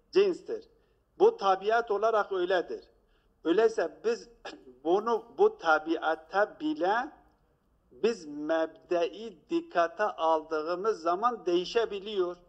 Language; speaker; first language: Turkish; native; Turkish